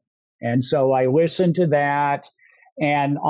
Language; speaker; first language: English; native; English